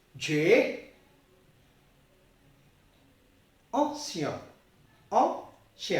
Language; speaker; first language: French; non-native, fluent; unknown